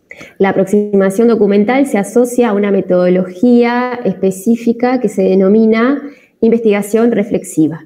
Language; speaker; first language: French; non-native, fluent; Spanish